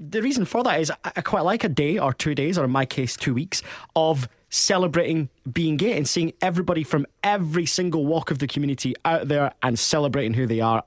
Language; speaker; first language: English; native; English